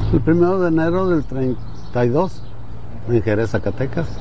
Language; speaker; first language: Spanish; native; Spanish